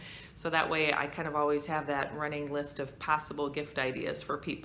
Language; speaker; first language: English; native; English